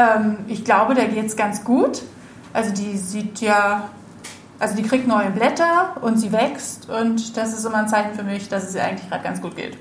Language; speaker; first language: German; native; German